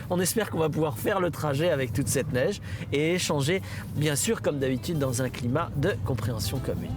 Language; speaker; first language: French; native; French